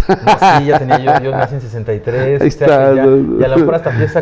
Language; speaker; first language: Spanish; native; Spanish